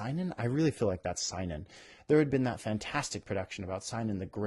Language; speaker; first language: English; native; English